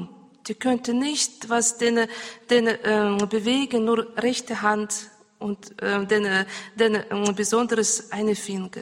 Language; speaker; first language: German; non-native, learner; Russian